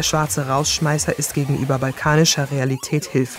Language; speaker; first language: German; native; German